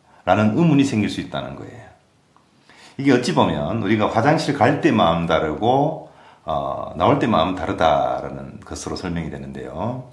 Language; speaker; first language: Korean; native; Korean